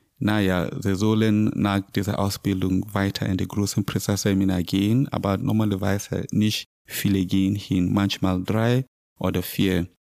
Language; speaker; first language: German; non-native, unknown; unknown